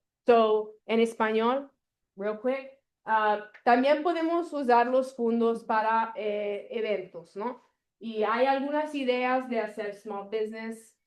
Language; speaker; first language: Spanish; non-native, learner; Italian